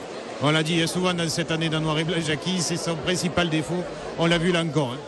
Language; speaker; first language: French; native; French